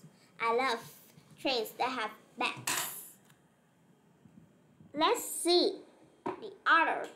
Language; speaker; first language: English; non-native, learner; Vietnamese